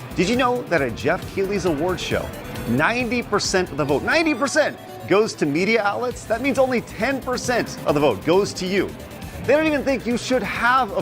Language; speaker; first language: English; native; English